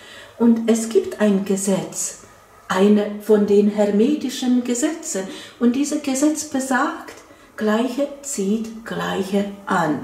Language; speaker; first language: German; non-native, fluent; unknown